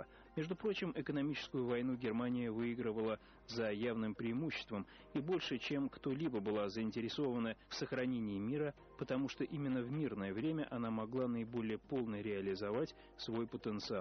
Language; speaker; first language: Russian; native; Russian